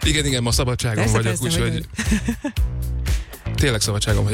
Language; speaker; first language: Hungarian; native; Hungarian